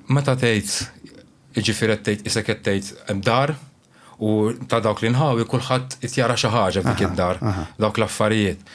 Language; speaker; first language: Maltese; early bilingual, other home language; Romanian